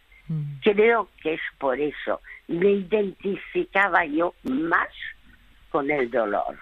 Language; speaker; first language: Spanish; early bilingual, other home language; French